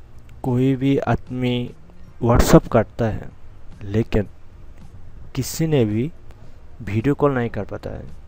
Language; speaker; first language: Hindi; non-native, local second language; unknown